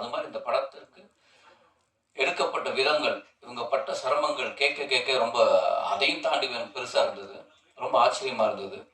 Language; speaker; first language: Tamil; native; Tamil